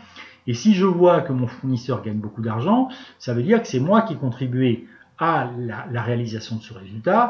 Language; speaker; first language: French; native; French